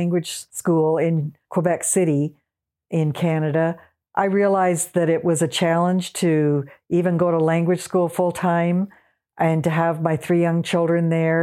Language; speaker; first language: English; native; English